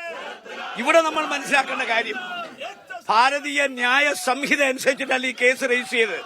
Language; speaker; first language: Malayalam; native; Malayalam